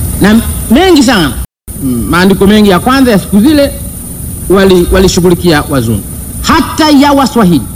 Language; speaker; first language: Swahili; non-native, local second language; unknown